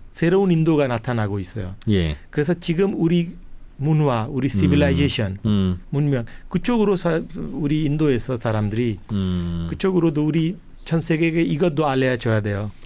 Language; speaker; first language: Korean; non-native, fluent; Hindi